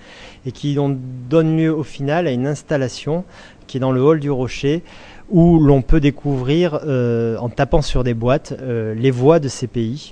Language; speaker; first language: French; native; French